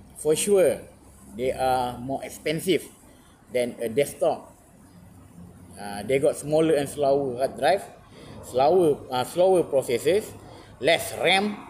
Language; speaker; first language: English; non-native, learner; Malay